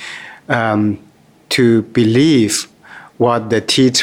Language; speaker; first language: English; non-native, fluent; Chinese